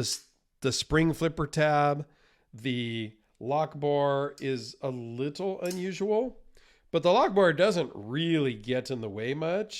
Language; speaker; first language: English; native; English